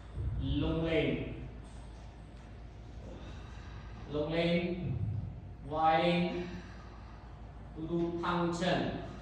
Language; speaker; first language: Vietnamese; non-native, learner; Indonesian